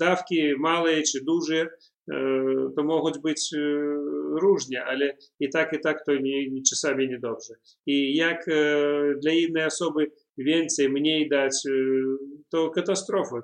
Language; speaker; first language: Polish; non-native, learner; Belarusian